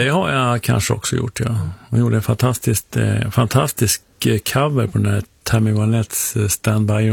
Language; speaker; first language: Swedish; native; Swedish